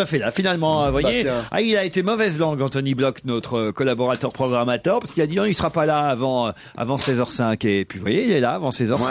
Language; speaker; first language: French; native; French